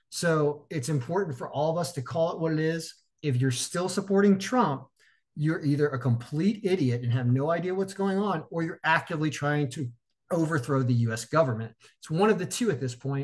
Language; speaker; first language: English; native; English